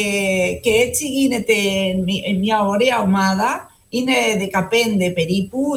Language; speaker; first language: Greek; non-native, fluent; Spanish